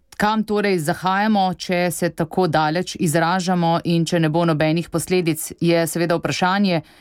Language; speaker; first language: Slovenian; native; Slovenian